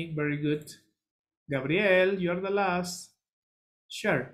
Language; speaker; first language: English; non-native, learner; Spanish